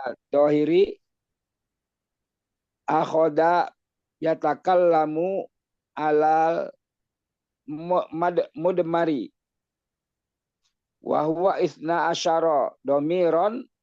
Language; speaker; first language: Arabic; non-native, learner; Indonesian